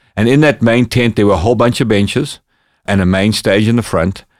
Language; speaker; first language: English; native; English